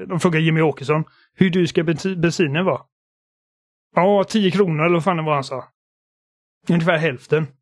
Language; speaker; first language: Swedish; native; Swedish